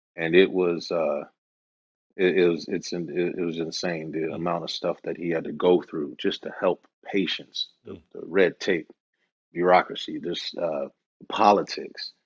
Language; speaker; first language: English; native; English